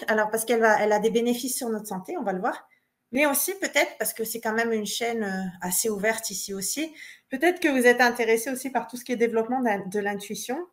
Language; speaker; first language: French; native; French